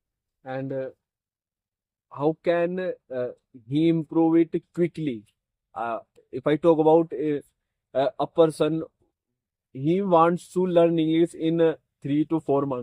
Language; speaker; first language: English; non-native, learner; Hindi